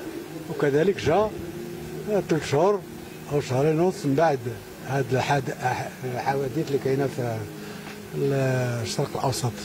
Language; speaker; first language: Arabic; native; Arabic